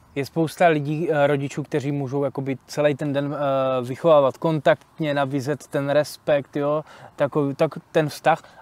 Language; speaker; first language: Czech; native; Czech